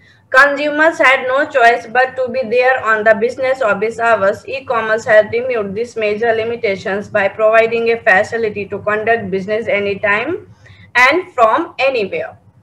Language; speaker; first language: English; non-native, local second language; Gujarati